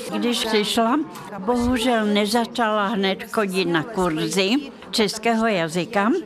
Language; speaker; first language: Czech; non-native, fluent; Russian